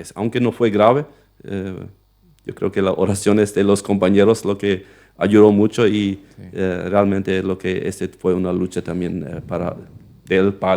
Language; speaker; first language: Spanish; non-native, local second language; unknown